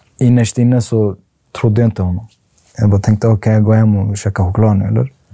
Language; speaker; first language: Swedish; early bilingual, other home language; Arabic